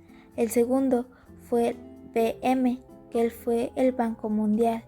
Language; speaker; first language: Spanish; native; Spanish